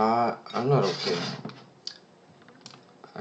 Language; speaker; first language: English; non-native, learner; Korean